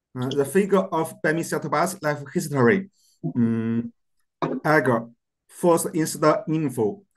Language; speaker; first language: English; non-native, learner; Chinese